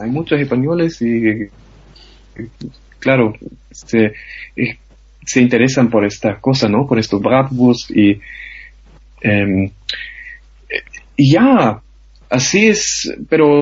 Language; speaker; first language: Spanish; non-native, fluent; German